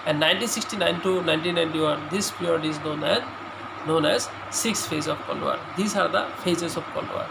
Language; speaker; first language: English; non-native, local second language; Assamese